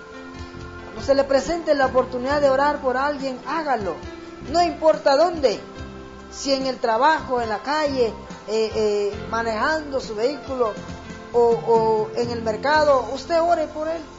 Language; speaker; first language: Spanish; native; Spanish